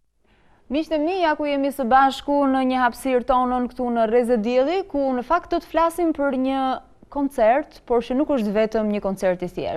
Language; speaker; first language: Albanian; native; Albanian